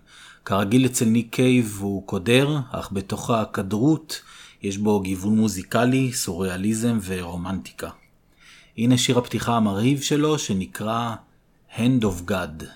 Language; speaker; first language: Hebrew; native; Hebrew